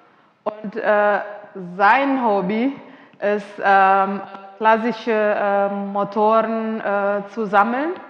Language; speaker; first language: German; non-native, fluent; Indonesian